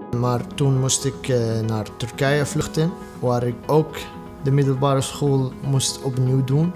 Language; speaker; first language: Dutch; non-native, learner; Arabic